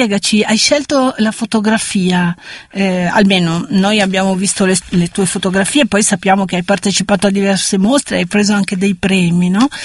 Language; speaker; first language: Italian; native; Italian